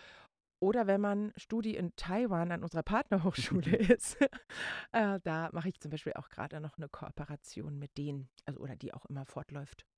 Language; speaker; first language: German; native; German